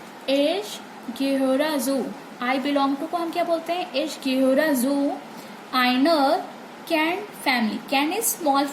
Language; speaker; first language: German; non-native, learner; Hindi